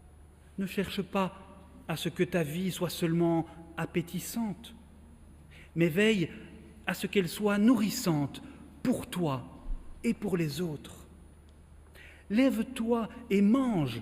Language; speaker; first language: French; native; French